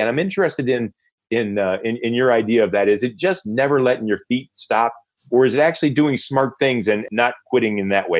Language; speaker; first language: English; native; English